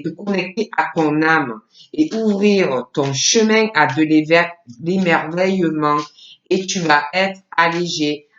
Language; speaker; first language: French; native; French